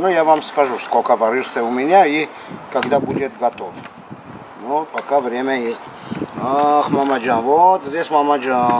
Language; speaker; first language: Russian; non-native, fluent; Armenian